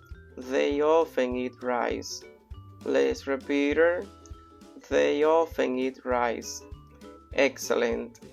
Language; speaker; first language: English; non-native, fluent; Spanish